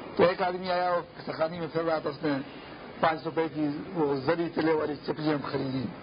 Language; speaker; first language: Urdu; non-native, local second language; Pashto